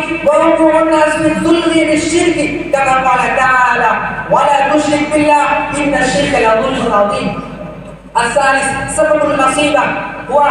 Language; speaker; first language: Arabic; non-native, learner; Bangla